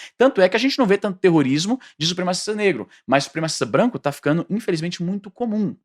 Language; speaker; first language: Portuguese; native; Portuguese